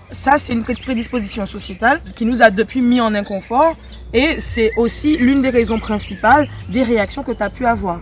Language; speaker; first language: French; native; French